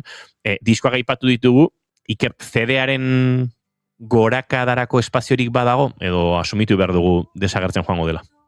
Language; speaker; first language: Basque; native; Basque